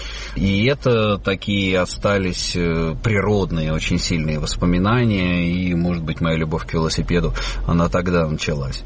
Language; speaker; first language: Russian; native; Russian